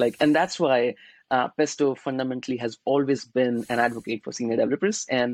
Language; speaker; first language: English; non-native, local second language; Hindi